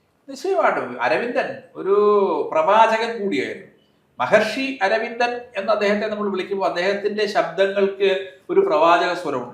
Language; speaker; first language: Malayalam; native; Malayalam